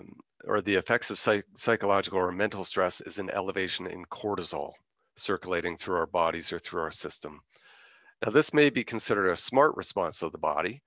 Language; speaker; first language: English; native; English